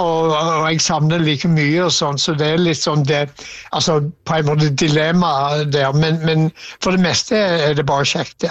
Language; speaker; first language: Norwegian; non-native, fluent; English